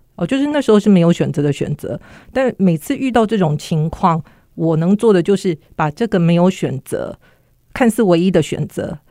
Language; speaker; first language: Chinese; native; Chinese